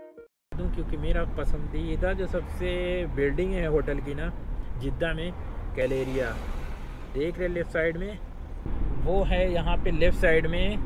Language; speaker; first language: Hindi; native; Hindi